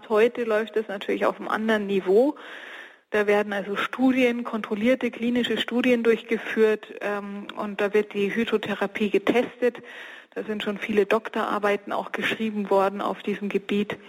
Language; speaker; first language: German; native; German